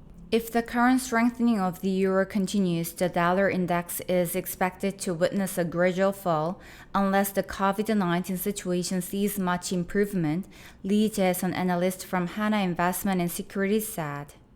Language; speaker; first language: English; non-native, fluent; Korean